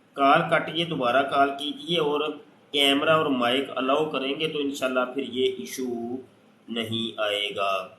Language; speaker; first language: Urdu; non-native, local second language; Punjabi